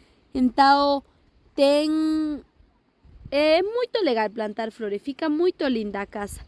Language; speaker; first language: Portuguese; non-native, learner; Spanish